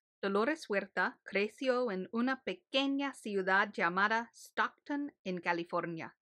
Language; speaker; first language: Spanish; early bilingual, heritage; Spanish